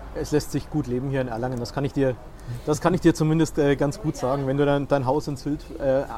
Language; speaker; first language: German; non-native, fluent; Spanish